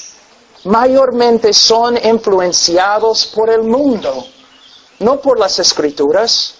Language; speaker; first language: Spanish; non-native, fluent; English